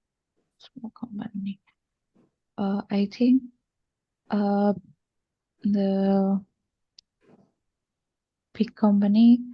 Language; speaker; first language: English; non-native, learner; Indonesian